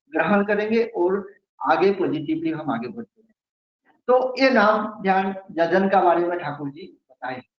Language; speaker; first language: Hindi; non-native, local second language; Bangla